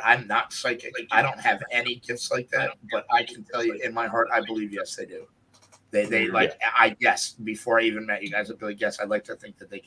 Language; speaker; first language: English; native; English